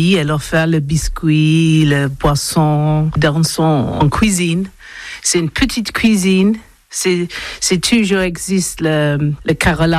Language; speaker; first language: French; non-native, learner; English